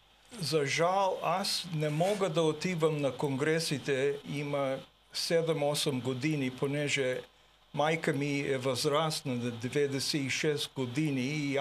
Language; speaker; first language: Bulgarian; early bilingual, heritage; Bulgarian